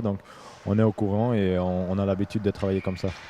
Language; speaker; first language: French; native; French